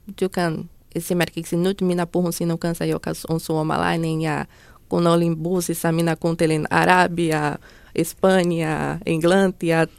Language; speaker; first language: Finnish; non-native, learner; Portuguese